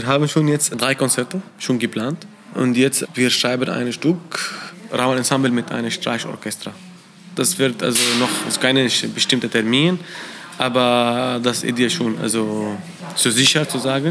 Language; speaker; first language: German; non-native, learner; Arabic